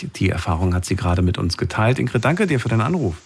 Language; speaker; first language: German; native; German